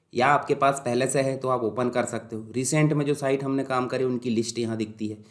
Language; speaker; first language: Hindi; native; Hindi